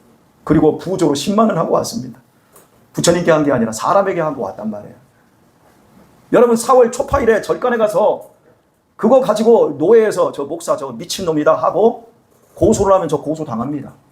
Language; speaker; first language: Korean; native; Korean